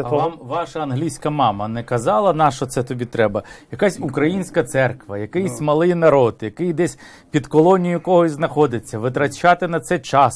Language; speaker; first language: Ukrainian; native; Ukrainian